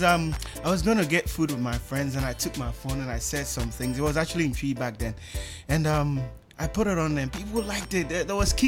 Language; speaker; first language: English; non-native, local second language; Akan